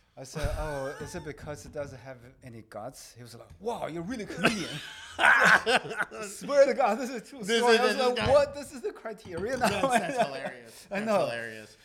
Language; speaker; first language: English; non-native, fluent; Chinese